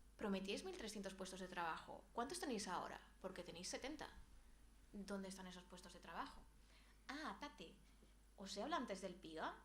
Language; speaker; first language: Spanish; native; Spanish